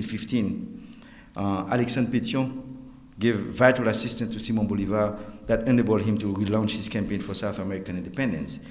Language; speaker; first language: English; non-native, fluent; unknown